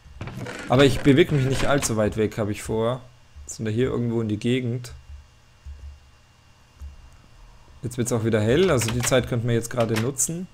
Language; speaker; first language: German; native; German